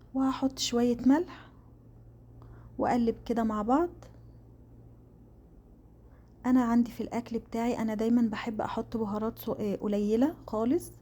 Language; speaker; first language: Arabic; native; Arabic